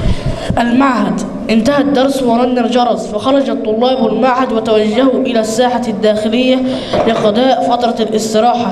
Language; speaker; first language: Arabic; non-native, learner; Somali